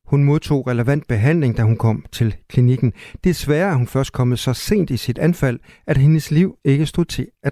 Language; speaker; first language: Danish; native; Danish